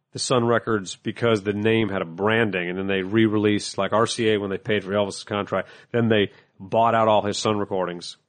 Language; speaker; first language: English; native; English